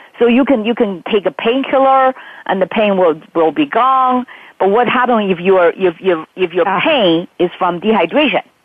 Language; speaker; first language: English; non-native, fluent; Chinese